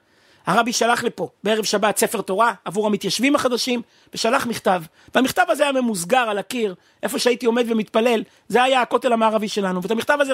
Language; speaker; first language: Hebrew; native; Hebrew